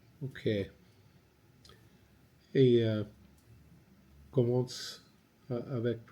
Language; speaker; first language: French; non-native, learner; English